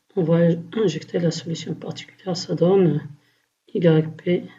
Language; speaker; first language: French; non-native, local second language; Arabic